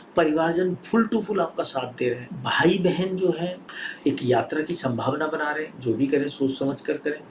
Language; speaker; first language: Hindi; native; Hindi